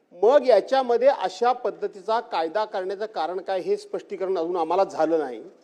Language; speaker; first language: Marathi; native; Marathi